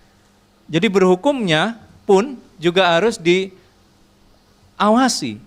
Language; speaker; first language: Indonesian; native; Indonesian